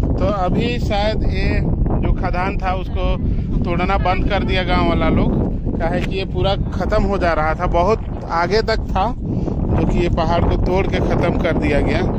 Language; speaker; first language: Hindi; native; Hindi